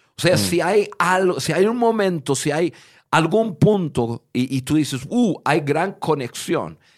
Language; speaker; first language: Spanish; non-native, fluent; English